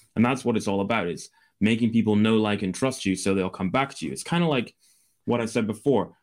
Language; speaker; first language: English; native; English